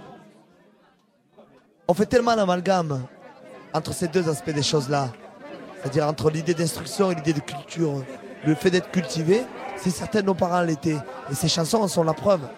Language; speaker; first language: French; native; French